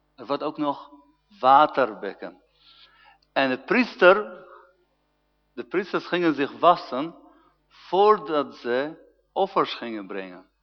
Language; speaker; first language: Dutch; non-native, fluent; Arabic